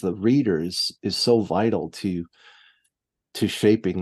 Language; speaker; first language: English; native; English